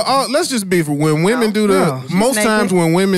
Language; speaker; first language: English; native; English